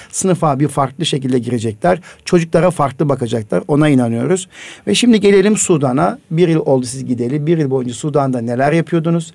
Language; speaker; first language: Turkish; native; Turkish